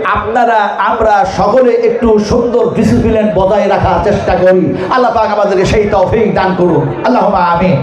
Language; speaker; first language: Bangla; non-native, local second language; Urdu